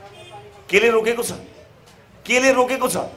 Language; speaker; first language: Nepali; native; Nepali